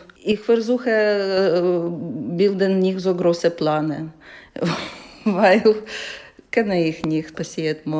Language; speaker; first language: German; non-native, learner; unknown